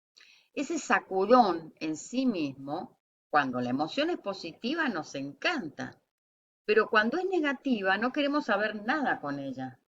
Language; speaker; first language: Spanish; native; Spanish